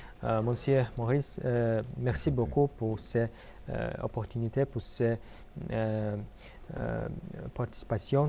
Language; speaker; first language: French; non-native, fluent; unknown